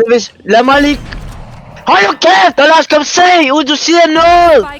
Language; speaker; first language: Danish; native; Danish